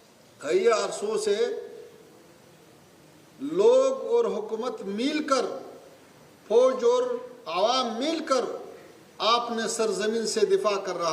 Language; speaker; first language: Hindi; non-native, fluent; Pashto